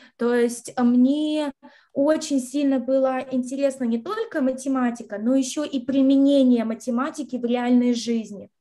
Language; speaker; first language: Russian; native; Russian